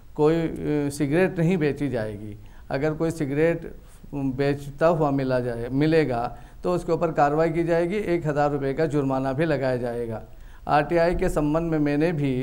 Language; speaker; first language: Hindi; native; Hindi